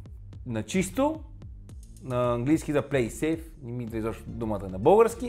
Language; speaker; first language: Bulgarian; native; Bulgarian